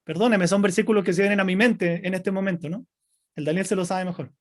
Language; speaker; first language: Spanish; native; Spanish